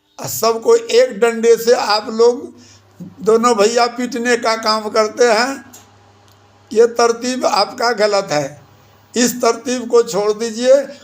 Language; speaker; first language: Hindi; native; Hindi